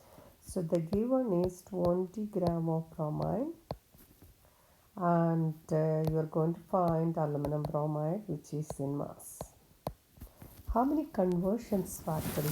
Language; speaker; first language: English; non-native, local second language; Malayalam